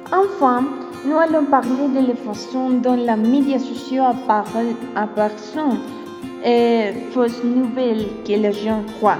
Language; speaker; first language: French; non-native, learner; Spanish